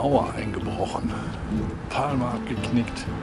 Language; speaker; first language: German; native; German